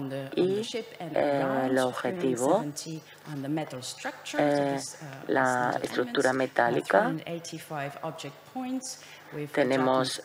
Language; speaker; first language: Spanish; non-native, fluent; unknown